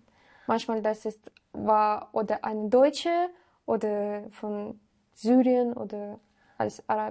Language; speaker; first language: German; non-native, learner; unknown